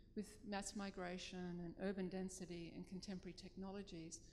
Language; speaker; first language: English; native; English